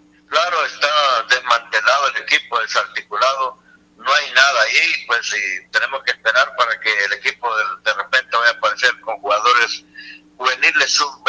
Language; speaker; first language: Spanish; native; Spanish